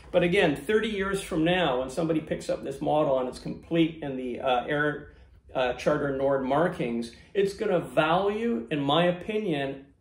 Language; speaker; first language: English; native; English